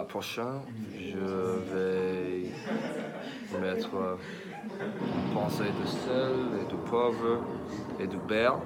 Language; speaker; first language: French; non-native, learner; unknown